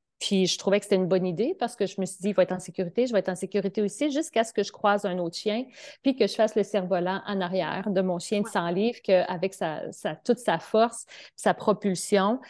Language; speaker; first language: French; native; French